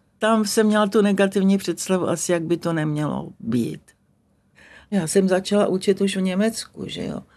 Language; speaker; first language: Czech; native; Czech